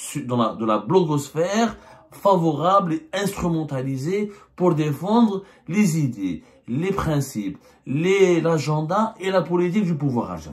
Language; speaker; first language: French; non-native, local second language; Arabic